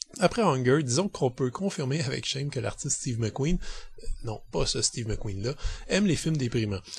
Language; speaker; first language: French; native; French